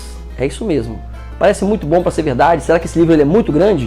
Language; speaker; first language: Portuguese; native; Portuguese